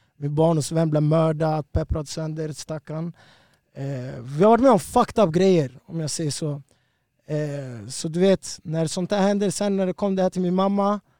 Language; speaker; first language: Swedish; early bilingual, other home language; Spanish